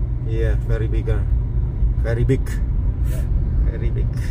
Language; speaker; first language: English; non-native, learner; Indonesian